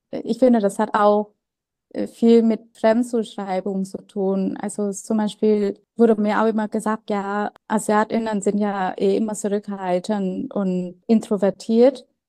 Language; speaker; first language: German; non-native, fluent; Vietnamese